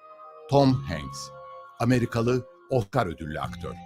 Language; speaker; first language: Turkish; native; Turkish